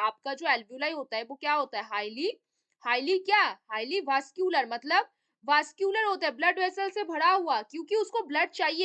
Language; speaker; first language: Hindi; native; Hindi